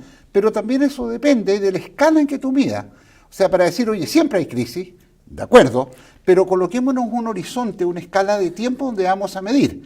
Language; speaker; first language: Spanish; native; Spanish